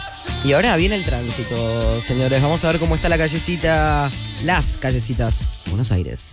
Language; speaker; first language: Spanish; native; Spanish